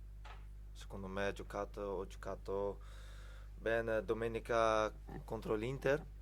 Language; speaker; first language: Italian; non-native, fluent; Dutch